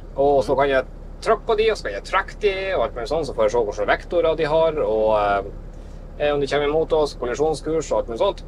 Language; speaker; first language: Norwegian; native; Norwegian